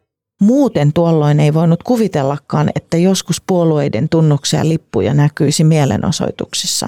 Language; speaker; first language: Finnish; native; Finnish